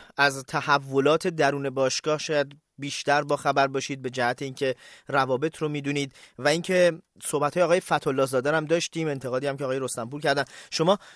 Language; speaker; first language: Persian; native; Persian